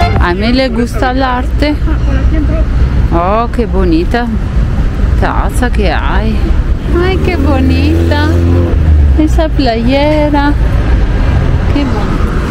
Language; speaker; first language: Spanish; non-native, fluent; Italian